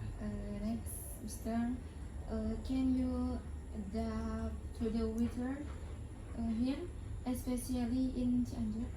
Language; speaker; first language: English; non-native, learner; Indonesian